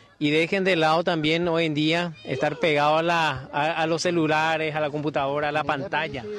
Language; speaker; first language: Spanish; native; Spanish